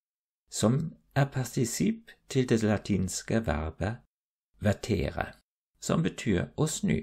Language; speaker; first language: Norwegian; non-native, fluent; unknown